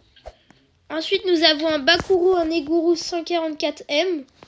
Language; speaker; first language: French; native; French